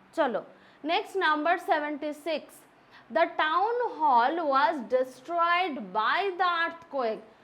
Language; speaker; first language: English; non-native, local second language; Bangla